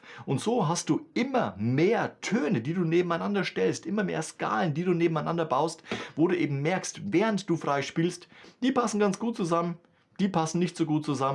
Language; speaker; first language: German; native; German